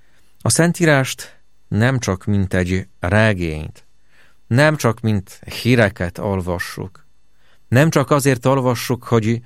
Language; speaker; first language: Hungarian; non-native, fluent; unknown